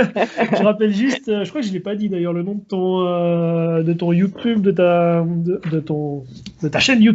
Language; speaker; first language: French; native; French